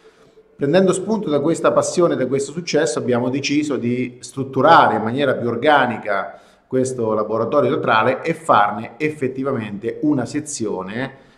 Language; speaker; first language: Italian; native; Italian